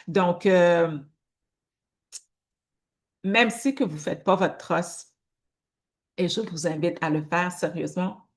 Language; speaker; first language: French; native; French